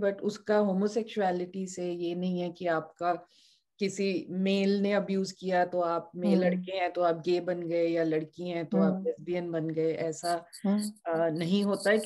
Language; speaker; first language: Hindi; native; Hindi